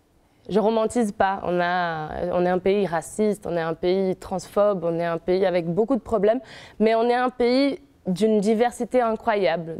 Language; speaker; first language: French; non-native, fluent; Portuguese